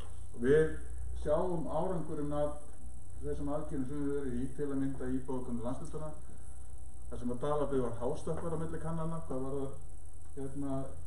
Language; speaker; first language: Icelandic; native; Icelandic